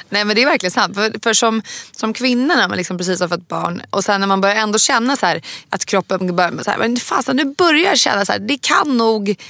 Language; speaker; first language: Swedish; native; Swedish